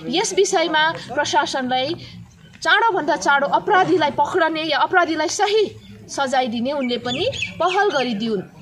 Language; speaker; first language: Nepali; native; Nepali